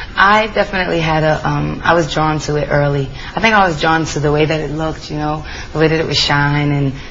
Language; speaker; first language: English; native; English